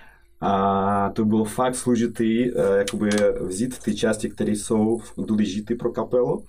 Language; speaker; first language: Czech; non-native, fluent; Russian